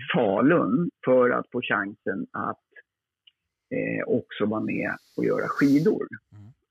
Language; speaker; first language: Swedish; native; Swedish